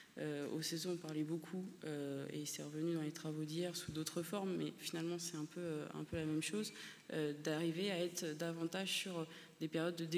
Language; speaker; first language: French; native; French